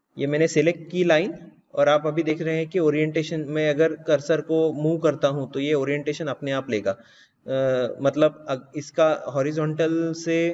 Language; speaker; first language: Hindi; native; Hindi